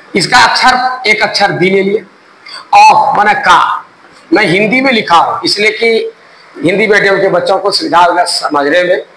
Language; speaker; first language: Hindi; native; Hindi